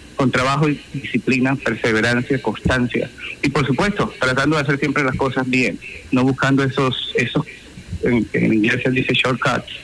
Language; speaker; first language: Spanish; native; Spanish